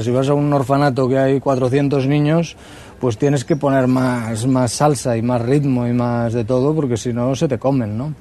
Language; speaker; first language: Spanish; native; Spanish